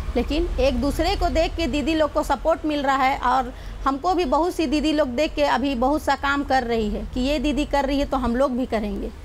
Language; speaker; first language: Hindi; native; Hindi